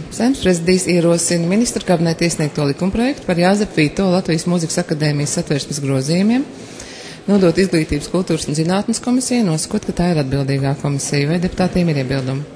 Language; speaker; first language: Latvian; native; Latvian